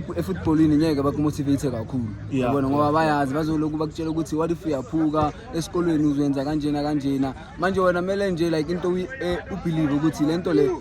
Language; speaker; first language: Zulu; non-native, local second language; Southern Sotho